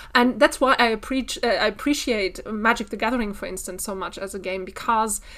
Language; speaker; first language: English; non-native, fluent; German